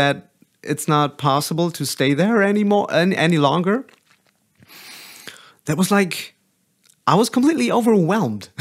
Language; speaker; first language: English; non-native, fluent; German